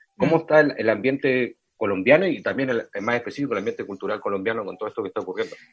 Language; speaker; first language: Spanish; native; Spanish